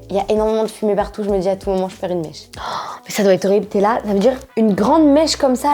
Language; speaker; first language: French; native; French